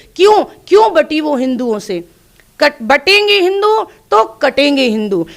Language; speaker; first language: Hindi; native; Hindi